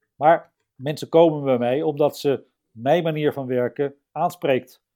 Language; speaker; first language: Dutch; native; Dutch